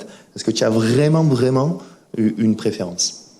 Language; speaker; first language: French; native; French